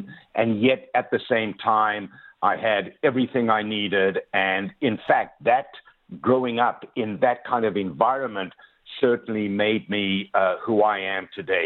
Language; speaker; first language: English; native; English